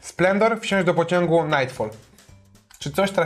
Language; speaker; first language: Polish; native; Polish